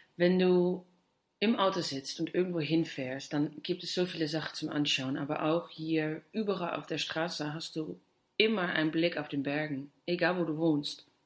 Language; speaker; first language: German; non-native, fluent; Dutch